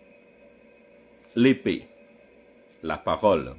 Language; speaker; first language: French; non-native, fluent; Khmer